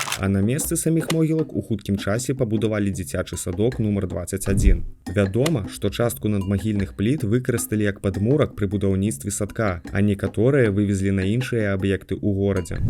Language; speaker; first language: Belarusian; native; Belarusian